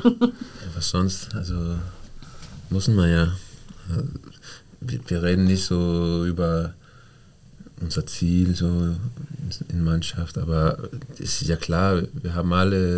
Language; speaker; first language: German; non-native, fluent; Danish